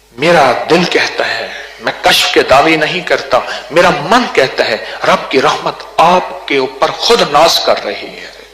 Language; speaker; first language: Urdu; non-native, local second language; Punjabi